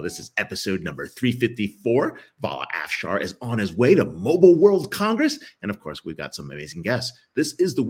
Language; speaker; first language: English; native; English